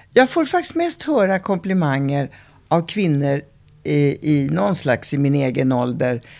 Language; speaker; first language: Swedish; early bilingual, other home language; Italian